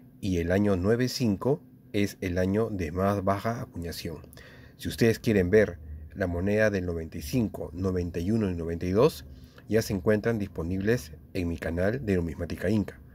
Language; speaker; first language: Spanish; native; Spanish